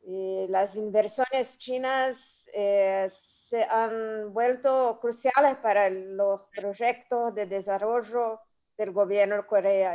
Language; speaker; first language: Spanish; non-native, fluent; Portuguese